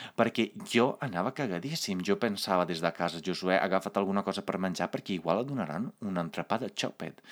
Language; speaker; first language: Catalan; native; Catalan